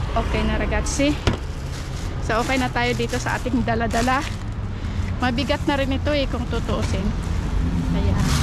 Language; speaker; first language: Filipino; native; Filipino